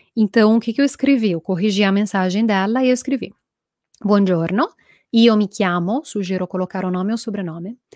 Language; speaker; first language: Portuguese; non-native, fluent; Italian